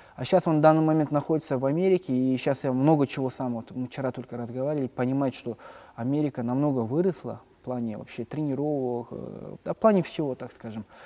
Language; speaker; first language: Russian; non-native, local second language; Kazakh